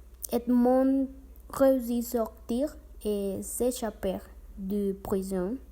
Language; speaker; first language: French; non-native, learner; Spanish